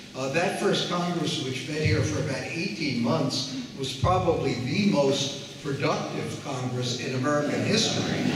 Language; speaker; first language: English; native; English